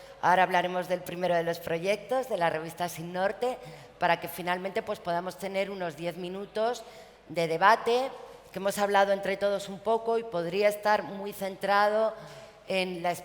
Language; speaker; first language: Spanish; native; Spanish